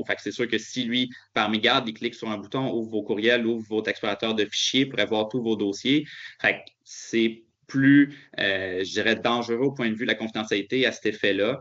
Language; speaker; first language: French; native; French